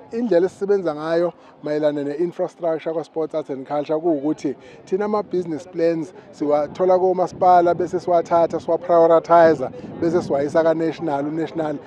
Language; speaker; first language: Zulu; native; Zulu